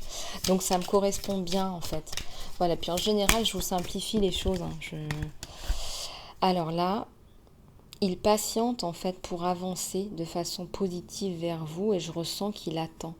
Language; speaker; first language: French; native; French